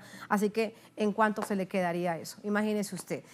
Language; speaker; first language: Spanish; native; Spanish